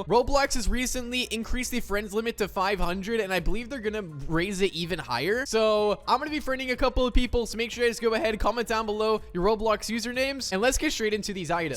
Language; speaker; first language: English; native; English